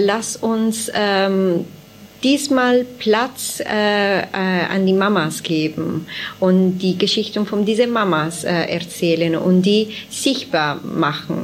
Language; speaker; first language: German; non-native, fluent; Italian